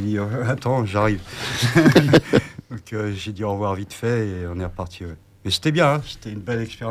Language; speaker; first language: French; native; French